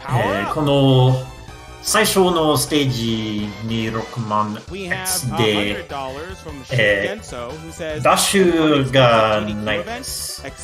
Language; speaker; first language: Japanese; non-native, learner; English